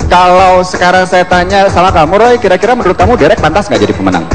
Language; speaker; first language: Indonesian; native; Indonesian